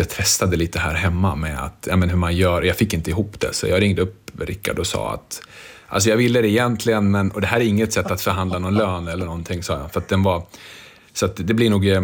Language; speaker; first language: Swedish; early bilingual, other home language; Bosnian